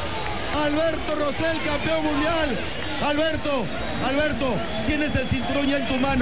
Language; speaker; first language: Spanish; native; Spanish